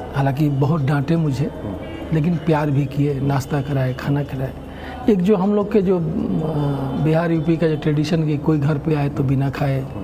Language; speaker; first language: Hindi; non-native, local second language; Bhojpuri